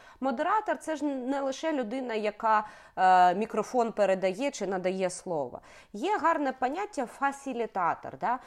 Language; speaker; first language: Ukrainian; native; Ukrainian